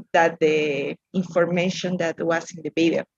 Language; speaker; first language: English; non-native, learner; Spanish